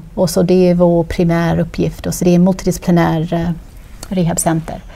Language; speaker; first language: Swedish; non-native, fluent; English